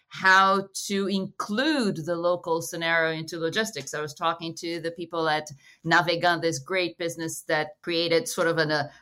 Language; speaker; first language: English; non-native, fluent; Portuguese